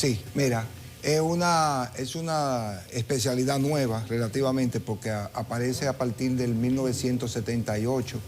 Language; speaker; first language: Spanish; native; Spanish